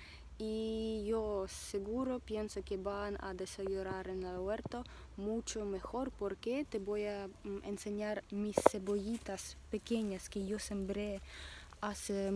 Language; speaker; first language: Spanish; non-native, learner; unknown